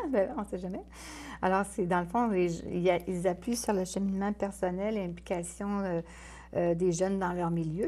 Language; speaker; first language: French; native; French